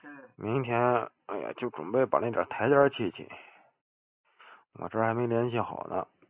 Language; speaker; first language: Chinese; native; Chinese